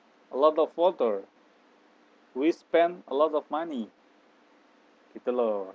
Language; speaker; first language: English; non-native, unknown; Indonesian